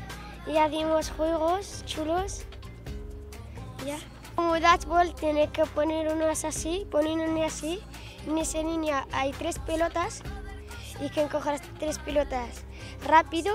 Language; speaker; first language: Spanish; non-native, learner; Arabic